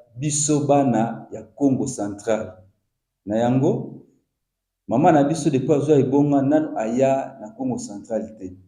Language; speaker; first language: Lingala; non-native, local second language; Kongo